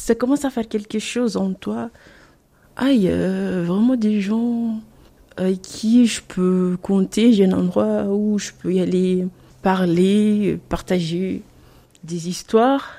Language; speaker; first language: French; non-native, local second language; Comorian